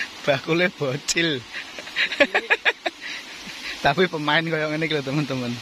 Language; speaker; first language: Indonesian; non-native, local second language; Javanese